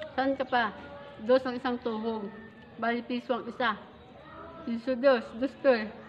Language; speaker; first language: Filipino; non-native, local second language; Waray